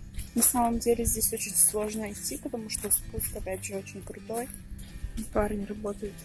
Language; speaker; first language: Russian; native; Russian